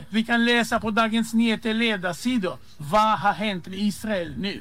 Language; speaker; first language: Swedish; non-native, fluent; Hebrew